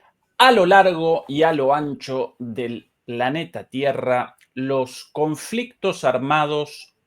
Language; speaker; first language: Spanish; native; Spanish